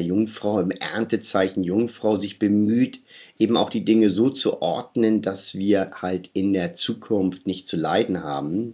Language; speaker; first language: German; native; German